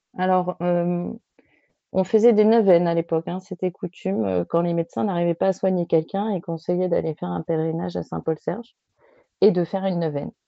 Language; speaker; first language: French; native; French